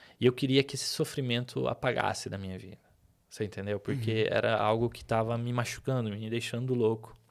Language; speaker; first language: Portuguese; early bilingual, other home language; Arabic